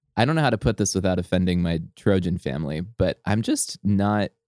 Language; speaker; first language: English; native; English